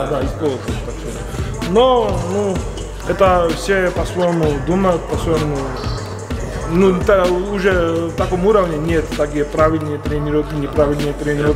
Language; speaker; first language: Russian; non-native, fluent; Georgian